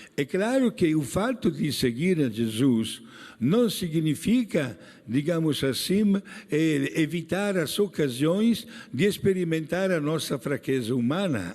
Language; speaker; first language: Portuguese; non-native, fluent; Italian